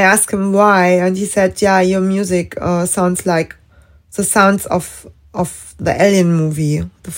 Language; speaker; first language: English; non-native, fluent; German